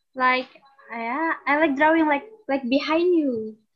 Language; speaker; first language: English; non-native, learner; Indonesian